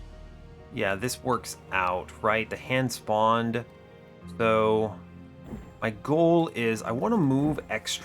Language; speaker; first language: English; native; English